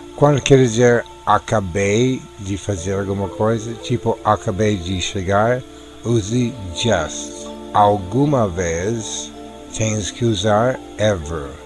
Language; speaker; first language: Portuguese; non-native, fluent; English